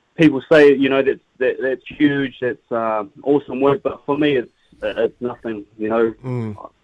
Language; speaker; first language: English; native; English